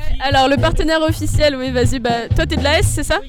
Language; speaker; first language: French; native; French